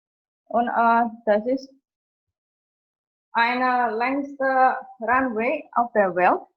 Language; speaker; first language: German; non-native, fluent; Indonesian